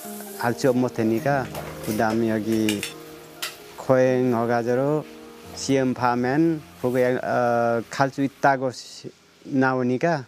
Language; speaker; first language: Korean; non-native, learner; Nepali